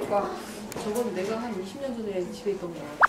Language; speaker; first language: Korean; native; Korean